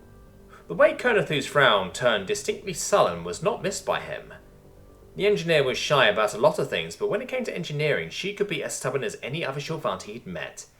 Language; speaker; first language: English; native; English